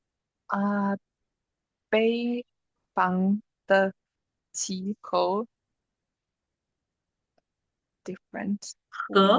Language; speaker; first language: Chinese; non-native, learner; English